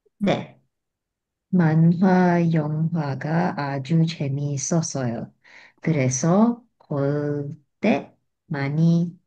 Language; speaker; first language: Korean; non-native, learner; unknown